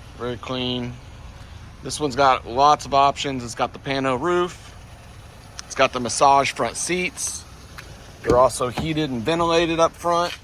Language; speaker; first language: English; native; English